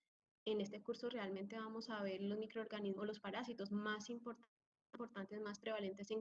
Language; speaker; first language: Spanish; native; Spanish